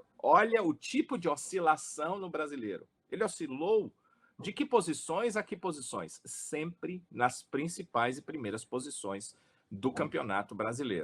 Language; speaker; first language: Portuguese; native; Portuguese